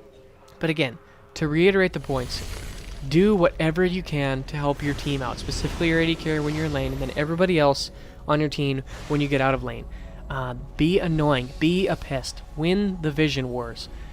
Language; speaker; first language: English; native; English